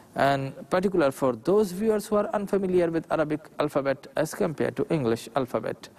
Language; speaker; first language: English; non-native, local second language; Urdu